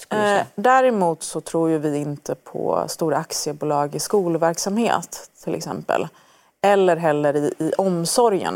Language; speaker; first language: Swedish; early bilingual, other home language; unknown